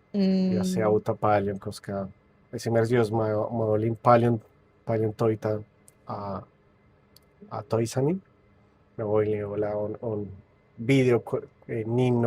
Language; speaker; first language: Finnish; non-native, learner; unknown